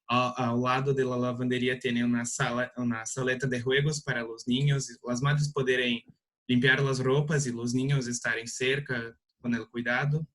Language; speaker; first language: Spanish; non-native, learner; Portuguese